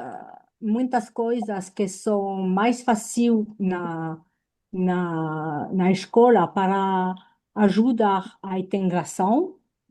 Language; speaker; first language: Portuguese; non-native, fluent; French